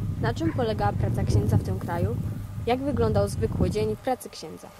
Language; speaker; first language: Polish; native; Polish